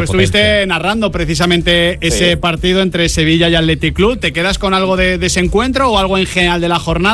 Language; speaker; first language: Spanish; native; Spanish